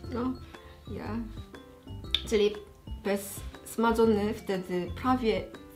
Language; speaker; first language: Polish; non-native, learner; Korean